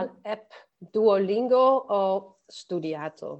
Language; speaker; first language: Italian; non-native, learner; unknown